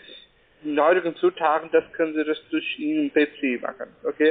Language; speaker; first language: German; non-native, learner; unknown